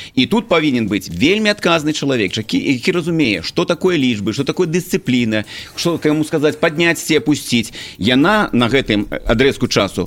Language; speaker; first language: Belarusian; native; Belarusian